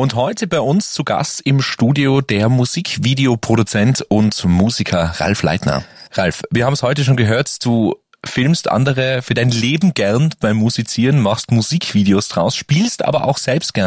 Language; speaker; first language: German; native; German